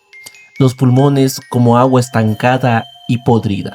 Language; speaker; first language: Spanish; native; Spanish